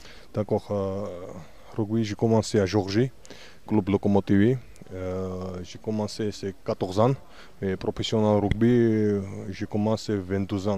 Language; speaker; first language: French; non-native, learner; Georgian